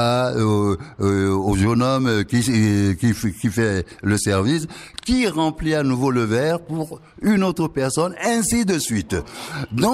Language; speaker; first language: French; non-native, local second language; Ewe